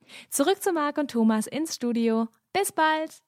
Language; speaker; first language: German; native; German